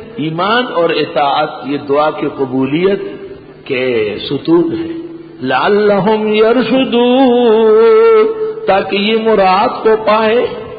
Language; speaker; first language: Urdu; non-native, local second language; Pashto